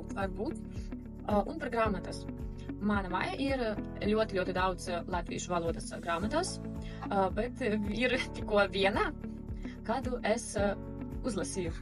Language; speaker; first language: Latvian; early bilingual, heritage; Russian